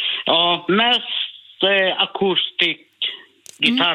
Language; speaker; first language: Swedish; non-native, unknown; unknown